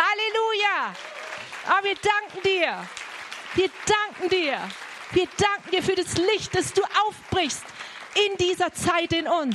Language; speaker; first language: German; native; German